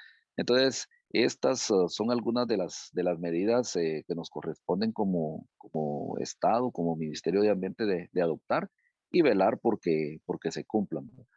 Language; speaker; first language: Spanish; native; Spanish